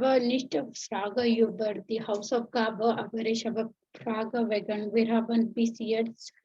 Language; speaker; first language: German; non-native, learner; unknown